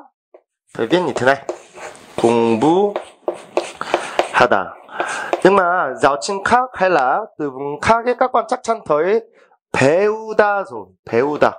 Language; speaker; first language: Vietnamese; non-native, fluent; Korean